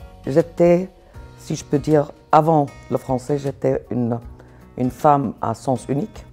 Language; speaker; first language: French; non-native, fluent; Arabic